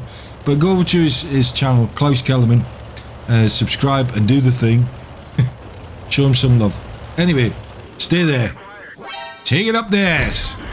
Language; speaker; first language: English; native; English